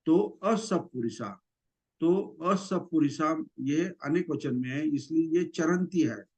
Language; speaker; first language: Hindi; non-native, local second language; Marathi